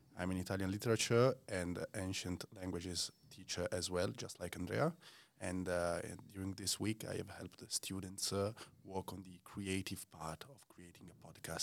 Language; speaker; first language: English; non-native, fluent; Italian